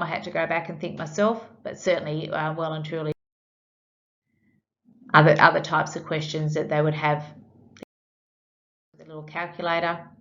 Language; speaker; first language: English; native; English